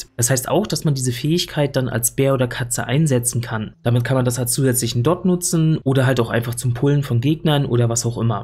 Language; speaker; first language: German; native; German